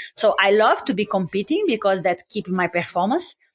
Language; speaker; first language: English; non-native, learner; Portuguese